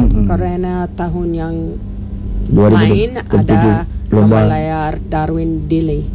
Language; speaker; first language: Indonesian; non-native, learner; English